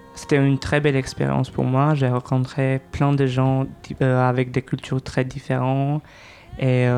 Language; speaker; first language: French; non-native, fluent; Albanian